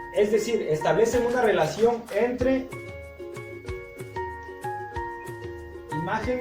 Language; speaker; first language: Spanish; native; Spanish